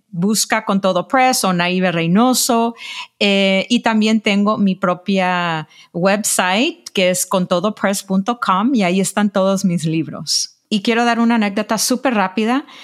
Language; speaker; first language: Spanish; early bilingual, heritage; Spanish